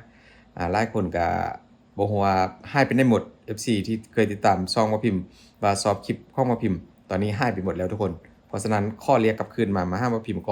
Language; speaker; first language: Thai; non-native, local second language; Northeastern Thai